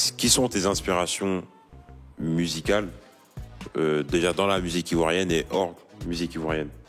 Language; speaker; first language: French; native; French